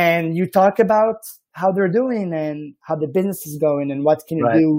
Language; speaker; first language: English; non-native, fluent; Hebrew